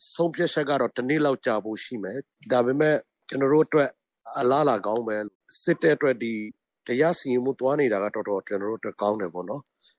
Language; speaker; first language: Burmese; non-native, local second language; Rohingya